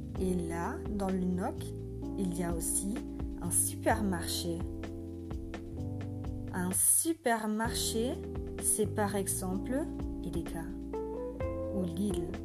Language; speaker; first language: French; non-native, fluent; German